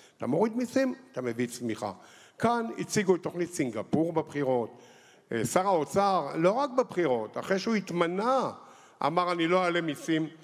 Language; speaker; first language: Hebrew; native; Hebrew